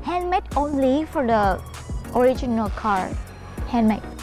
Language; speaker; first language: English; non-native, learner; Vietnamese